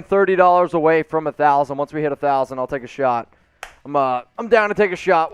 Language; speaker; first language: English; native; English